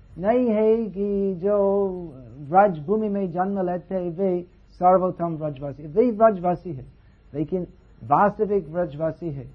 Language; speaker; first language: Hindi; non-native, fluent; English